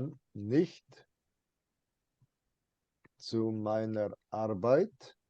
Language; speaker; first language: German; non-native, fluent; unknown